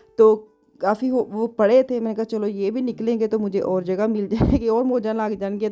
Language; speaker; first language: Urdu; non-native, local second language; Punjabi